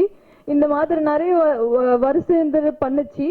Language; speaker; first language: Tamil; non-native, learner; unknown